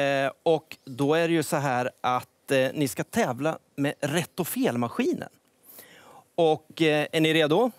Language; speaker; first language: Swedish; native; Swedish